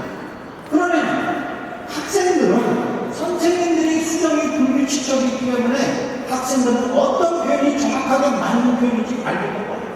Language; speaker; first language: Korean; native; Korean